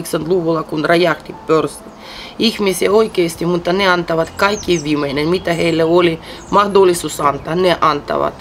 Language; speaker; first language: Finnish; non-native, learner; Ukrainian